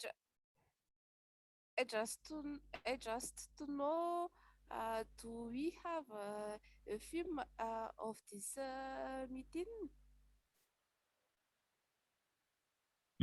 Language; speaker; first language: English; non-native, learner; Malagasy